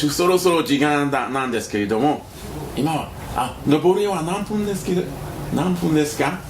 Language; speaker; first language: Japanese; non-native, learner; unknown